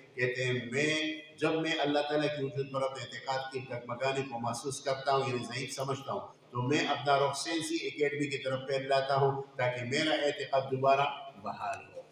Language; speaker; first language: Urdu; non-native, local second language; Pashto